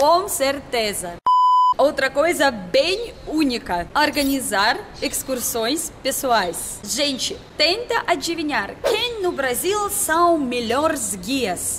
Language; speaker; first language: Portuguese; non-native, learner; Russian